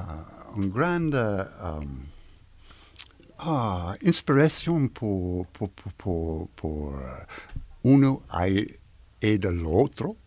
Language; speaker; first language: Spanish; non-native, learner; French